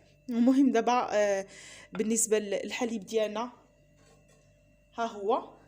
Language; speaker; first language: Arabic; native; Arabic